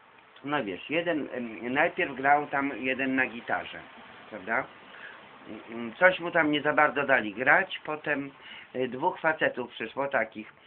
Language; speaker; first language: Polish; native; Polish